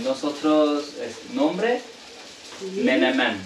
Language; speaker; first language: Spanish; non-native, learner; Turkish